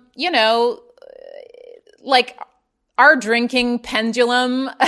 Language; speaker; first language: English; native; English